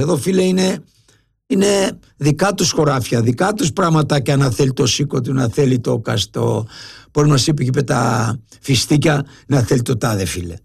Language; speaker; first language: Greek; native; Greek